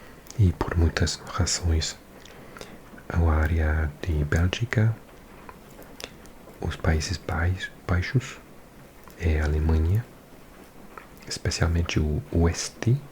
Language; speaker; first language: Portuguese; non-native, learner; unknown